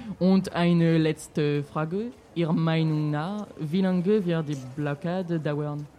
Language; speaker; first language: German; non-native, learner; French